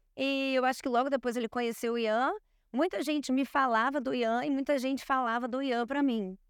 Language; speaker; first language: Portuguese; native; Portuguese